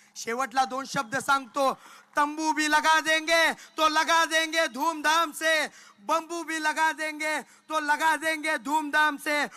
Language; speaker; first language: Hindi; non-native, local second language; Marathi